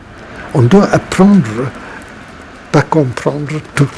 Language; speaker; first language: French; non-native, fluent; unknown